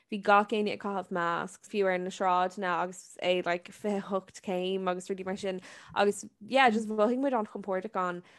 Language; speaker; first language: Irish; non-native, local second language; English